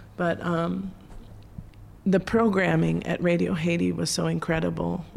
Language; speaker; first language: English; native; English